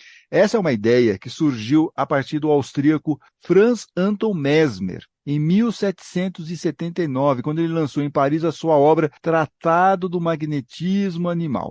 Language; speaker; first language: Portuguese; native; Portuguese